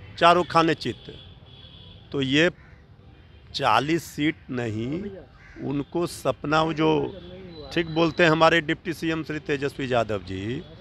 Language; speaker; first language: Hindi; native; Hindi